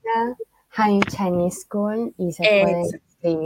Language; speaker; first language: Spanish; early bilingual, other home language; Chinese